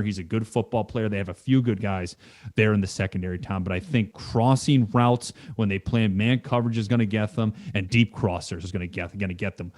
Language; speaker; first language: English; native; English